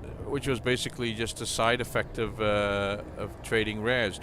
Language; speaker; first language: English; native; English